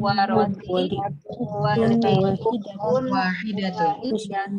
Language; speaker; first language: Arabic; non-native, learner; Indonesian